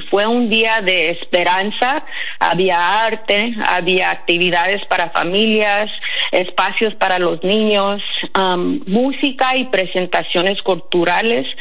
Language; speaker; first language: Spanish; early bilingual, heritage; Spanish